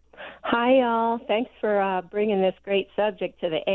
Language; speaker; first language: English; native; English